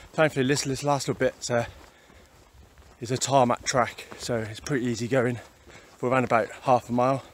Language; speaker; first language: English; native; English